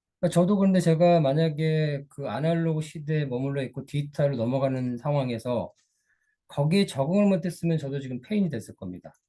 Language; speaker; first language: Korean; native; Korean